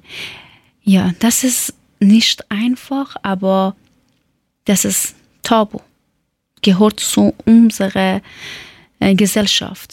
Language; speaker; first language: German; non-native, learner; Persian